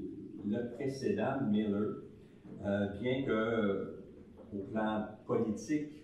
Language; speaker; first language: French; native; French